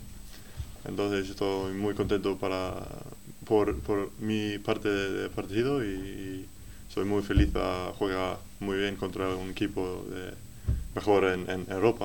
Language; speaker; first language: Spanish; non-native, learner; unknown